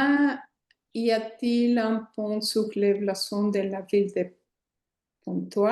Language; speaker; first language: French; non-native, learner; Spanish